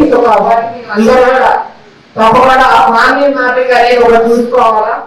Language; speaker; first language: Telugu; native; Telugu